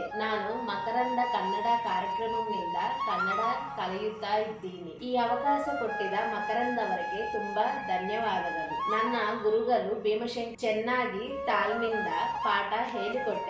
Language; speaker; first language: Kannada; non-native, learner; Telugu